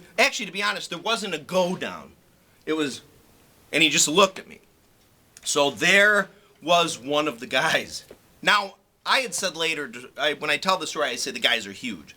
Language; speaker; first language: English; native; English